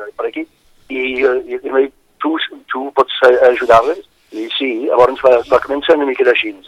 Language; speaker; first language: Catalan; non-native, fluent; Welsh